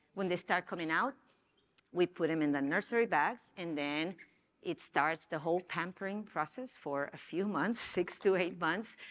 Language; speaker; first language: English; non-native, fluent; Spanish